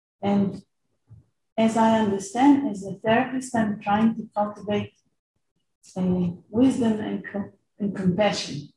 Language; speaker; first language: English; non-native, fluent; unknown